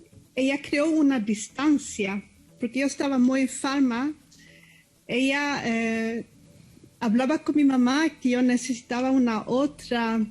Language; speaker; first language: Spanish; early bilingual, heritage; Spanish